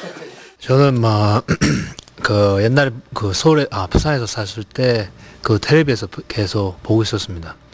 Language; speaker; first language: Korean; non-native, fluent; Japanese